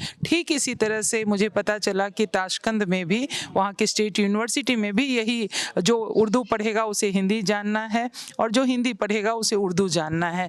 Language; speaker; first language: Hindi; native; Hindi